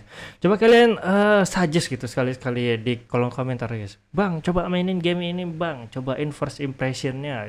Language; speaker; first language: Indonesian; native; Indonesian